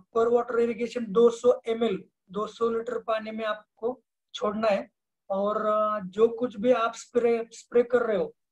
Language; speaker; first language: Hindi; non-native, local second language; Marathi